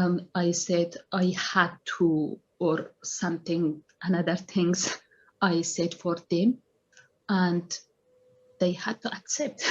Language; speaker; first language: English; non-native, learner; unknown